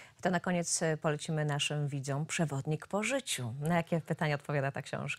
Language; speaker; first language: Polish; native; Polish